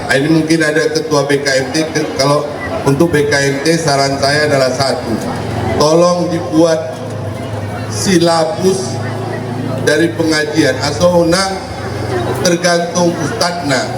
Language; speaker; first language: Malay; non-native, local second language; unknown